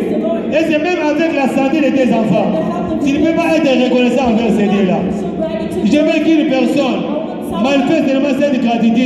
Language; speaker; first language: French; non-native, local second language; Lingala